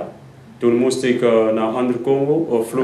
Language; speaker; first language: Dutch; non-native, learner; Lingala